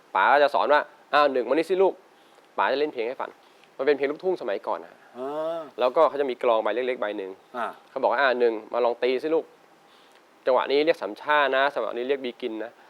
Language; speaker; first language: Thai; native; Thai